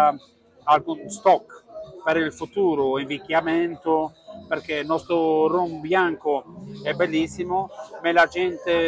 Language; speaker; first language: Italian; non-native, learner; Portuguese